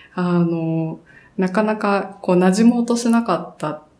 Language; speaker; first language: Japanese; native; Japanese